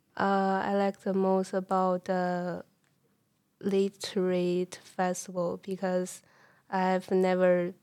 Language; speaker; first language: English; non-native, fluent; Chinese